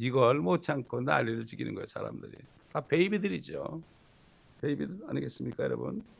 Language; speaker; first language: Korean; native; Korean